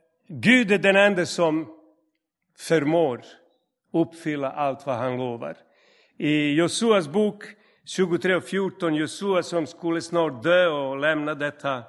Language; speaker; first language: Swedish; non-native, fluent; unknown